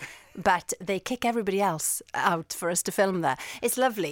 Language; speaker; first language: English; non-native, local second language; Welsh